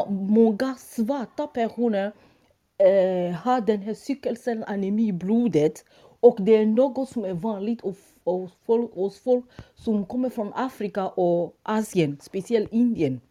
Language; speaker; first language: Swedish; non-native, fluent; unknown